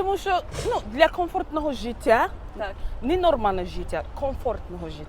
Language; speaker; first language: Ukrainian; non-native, learner; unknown